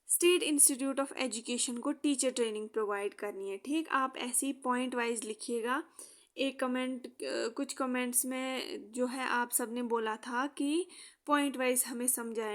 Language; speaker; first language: Hindi; native; Hindi